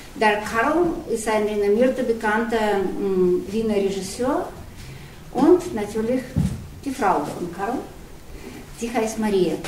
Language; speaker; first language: German; non-native, fluent; Russian